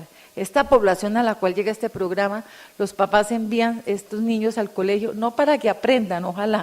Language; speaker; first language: Spanish; native; Spanish